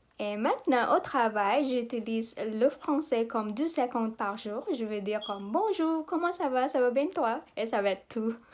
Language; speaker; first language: French; non-native, learner; Pampanga